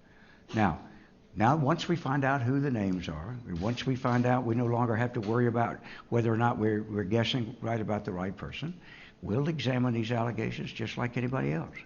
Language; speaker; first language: English; native; English